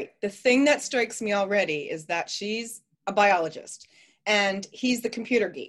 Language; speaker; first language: English; native; English